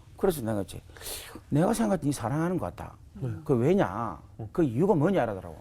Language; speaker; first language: Korean; native; Korean